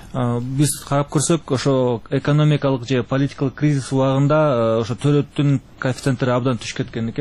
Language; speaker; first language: Kyrgyz; native; Kyrgyz